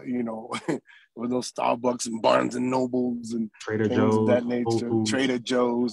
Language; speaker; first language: English; native; English